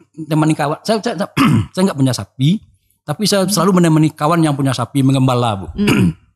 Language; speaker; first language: Indonesian; non-native, local second language; Minangkabau